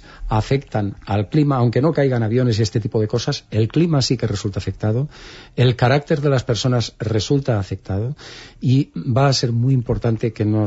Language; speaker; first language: Spanish; native; Spanish